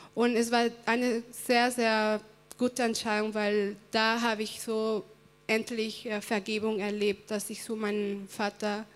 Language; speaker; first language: German; early bilingual, other home language; Spanish